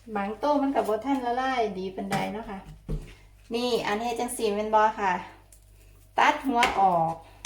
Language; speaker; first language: Thai; native; Thai